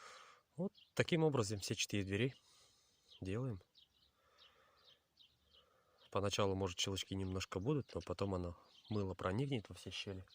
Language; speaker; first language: Russian; native; Russian